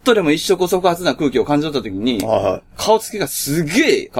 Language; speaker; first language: Japanese; native; Japanese